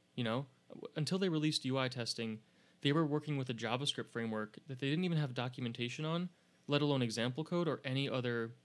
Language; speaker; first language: English; native; English